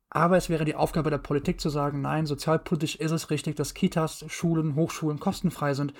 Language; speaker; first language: German; native; German